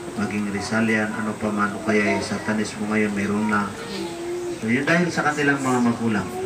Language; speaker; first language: Filipino; non-native, local second language; Maguindanaon